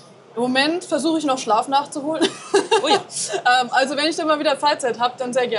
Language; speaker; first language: German; native; German